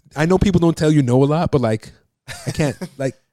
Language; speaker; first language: English; native; English